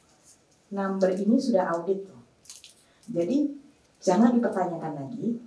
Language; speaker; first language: Indonesian; native; Indonesian